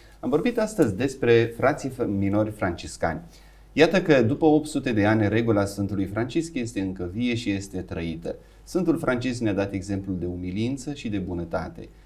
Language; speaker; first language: Romanian; native; Romanian